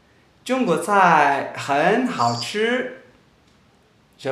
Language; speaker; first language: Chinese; non-native, fluent; Amharic